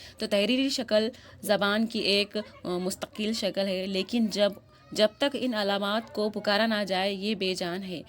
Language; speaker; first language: Urdu; native; Urdu